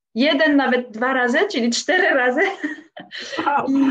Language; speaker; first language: Polish; non-native, fluent; French